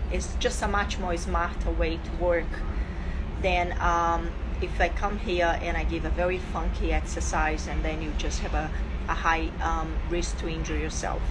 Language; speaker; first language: English; non-native, fluent; Portuguese